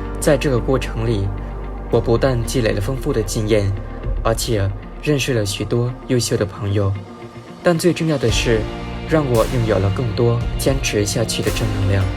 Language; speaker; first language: Chinese; non-native, fluent; Vietnamese